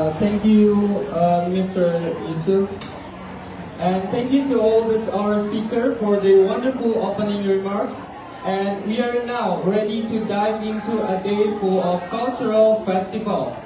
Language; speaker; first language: English; non-native, fluent; Indonesian